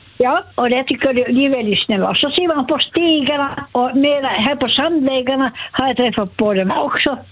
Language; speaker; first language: Swedish; native; Swedish